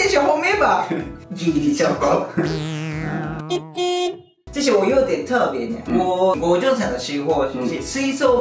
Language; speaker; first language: Chinese; non-native, learner; Japanese